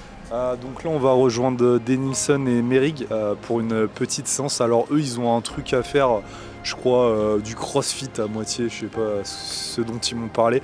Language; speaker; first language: French; native; French